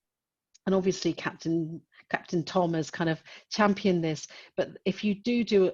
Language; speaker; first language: English; native; English